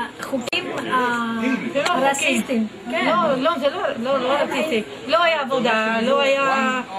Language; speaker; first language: Hebrew; non-native, fluent; Ladino